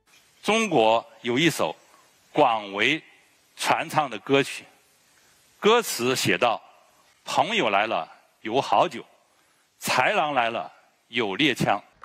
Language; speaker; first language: Chinese; native; Chinese